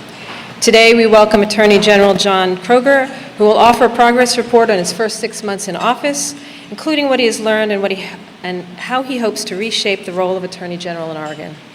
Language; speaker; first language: English; native; English